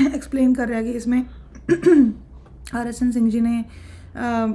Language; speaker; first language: Hindi; native; Hindi